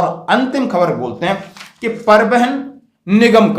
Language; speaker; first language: Hindi; native; Hindi